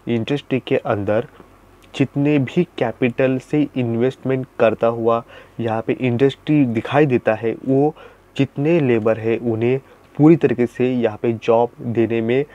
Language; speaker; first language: Hindi; non-native, local second language; Marathi